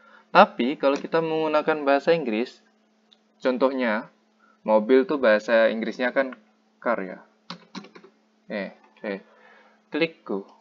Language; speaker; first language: Indonesian; native; Indonesian